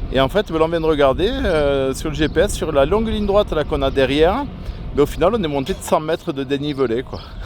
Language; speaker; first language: French; native; French